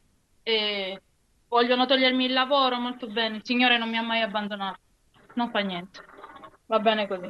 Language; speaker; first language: Italian; native; Italian